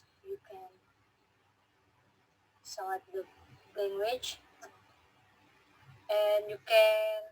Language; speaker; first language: English; non-native, learner; Indonesian